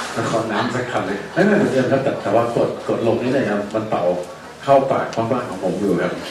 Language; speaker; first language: Thai; non-native, fluent; Danish